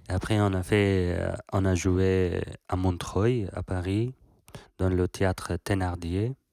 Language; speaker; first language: French; non-native, learner; Persian